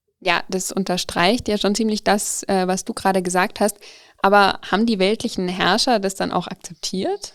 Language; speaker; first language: German; native; German